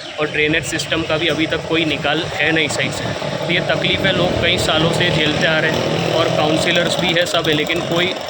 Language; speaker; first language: Hindi; non-native, local second language; Gujarati